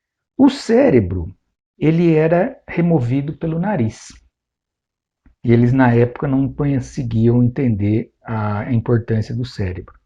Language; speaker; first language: Portuguese; native; Portuguese